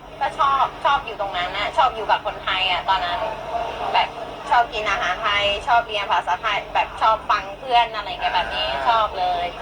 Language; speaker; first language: Thai; non-native, fluent; English